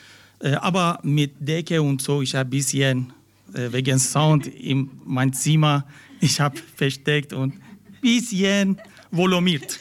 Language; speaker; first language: German; non-native, learner; Persian